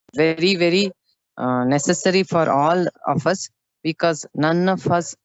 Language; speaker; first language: English; non-native, local second language; Kannada